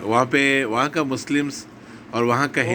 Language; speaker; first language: Urdu; native; Urdu